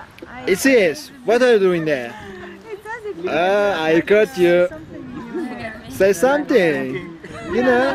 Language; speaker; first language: English; non-native, fluent; Turkish